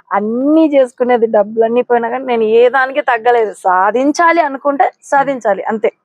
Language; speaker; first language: Telugu; native; Telugu